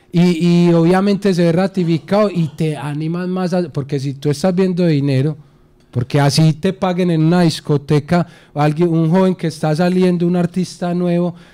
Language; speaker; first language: Spanish; native; Spanish